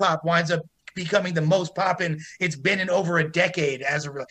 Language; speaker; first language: English; native; English